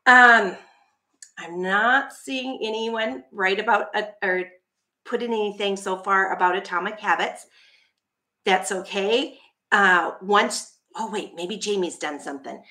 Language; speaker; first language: English; native; English